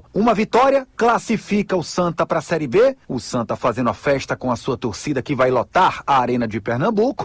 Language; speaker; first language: Portuguese; native; Portuguese